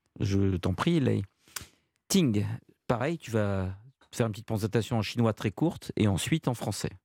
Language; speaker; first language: French; native; French